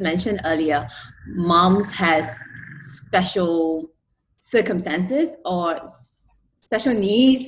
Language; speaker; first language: English; non-native, local second language; Chinese